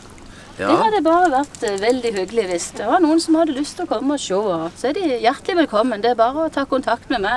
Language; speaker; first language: Norwegian; native; Norwegian